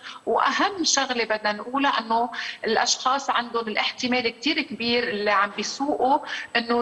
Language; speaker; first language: Arabic; native; Arabic